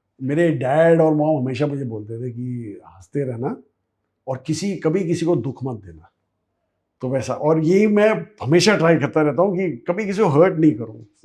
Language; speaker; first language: Hindi; non-native, local second language; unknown